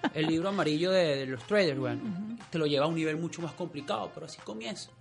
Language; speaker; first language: Spanish; native; Spanish